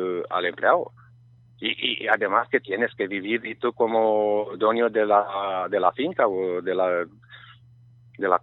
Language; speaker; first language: Spanish; non-native, learner; Romanian